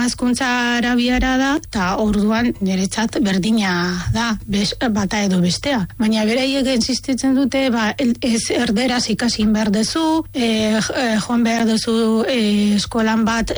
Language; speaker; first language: Basque; non-native, fluent; Arabic